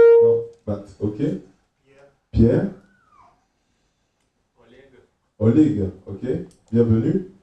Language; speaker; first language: French; native; French